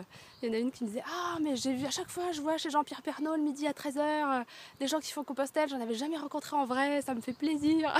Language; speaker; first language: French; native; French